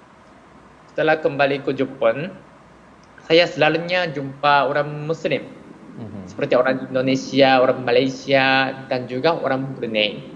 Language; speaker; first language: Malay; non-native, fluent; Japanese